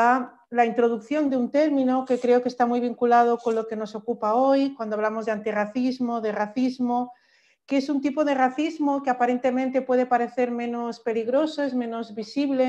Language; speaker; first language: Spanish; native; Spanish